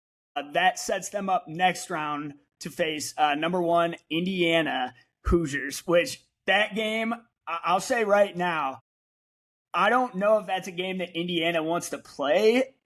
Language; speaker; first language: English; native; English